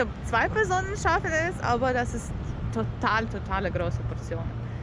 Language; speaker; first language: German; non-native, learner; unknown